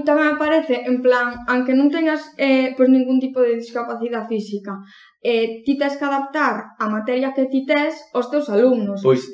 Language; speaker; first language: Galician; non-native, local second language; Spanish